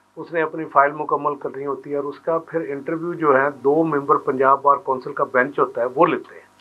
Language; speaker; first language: Urdu; non-native, local second language; Punjabi